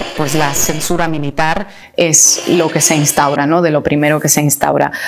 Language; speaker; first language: Spanish; non-native, fluent; Russian